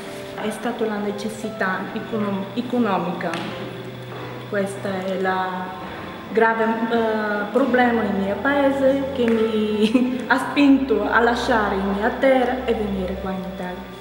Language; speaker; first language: Italian; non-native, learner; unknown